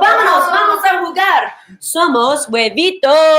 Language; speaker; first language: Spanish; non-native, fluent; English